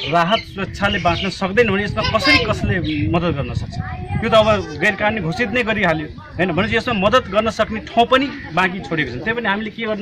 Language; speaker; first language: Nepali; non-native, local second language; Maithili